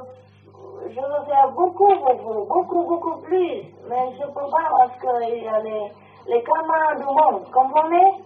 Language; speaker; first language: French; non-native, learner; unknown